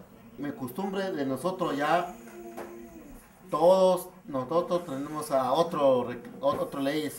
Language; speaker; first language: Spanish; non-native, local second language; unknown